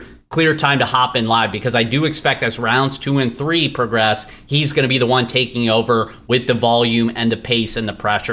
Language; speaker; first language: English; native; English